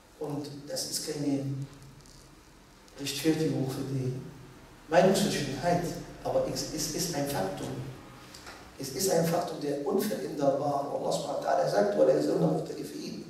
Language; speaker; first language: German; non-native, fluent; Arabic